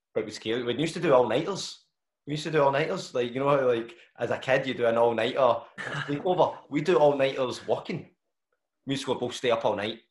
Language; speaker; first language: English; native; English